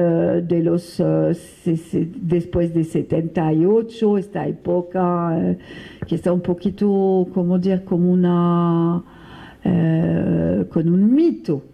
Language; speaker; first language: Spanish; non-native, fluent; French